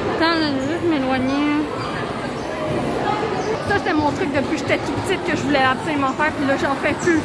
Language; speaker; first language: French; native; French